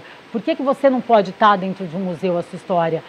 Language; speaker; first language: Portuguese; native; Portuguese